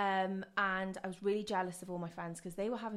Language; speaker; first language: English; non-native, local second language; Welsh